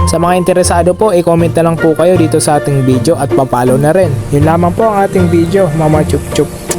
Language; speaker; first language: Filipino; non-native, local second language; Bikol